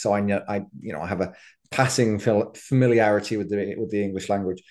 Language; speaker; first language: English; native; English